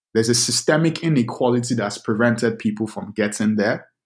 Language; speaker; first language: English; non-native, local second language; Yoruba